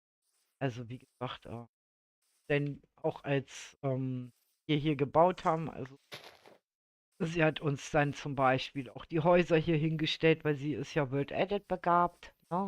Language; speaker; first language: German; native; German